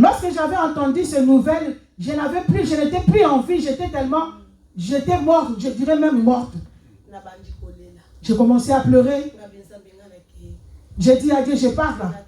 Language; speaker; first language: French; non-native, local second language; Lingala